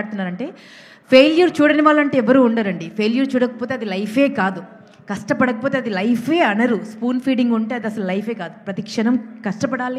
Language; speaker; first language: Telugu; native; Telugu